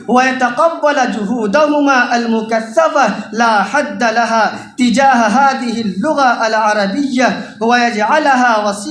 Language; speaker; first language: Arabic; non-native, fluent; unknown